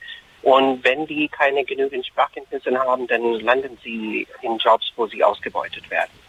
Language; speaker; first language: German; non-native, fluent; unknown